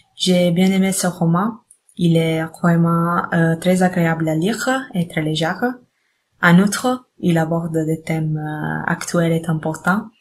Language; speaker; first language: French; non-native, fluent; Italian